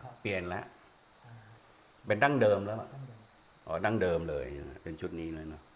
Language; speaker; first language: Thai; native; Thai